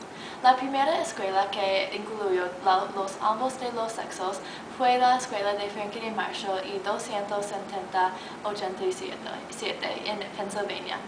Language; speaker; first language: Spanish; non-native, learner; English